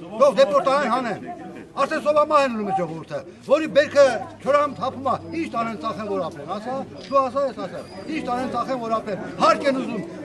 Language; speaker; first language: Armenian; native; Armenian